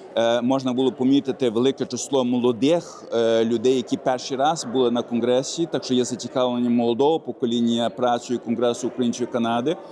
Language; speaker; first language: Ukrainian; early bilingual, heritage; Ukrainian